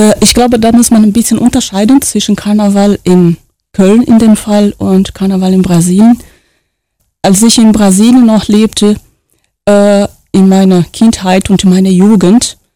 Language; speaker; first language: German; non-native, fluent; Portuguese